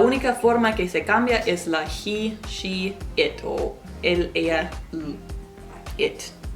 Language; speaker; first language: Spanish; non-native, fluent; English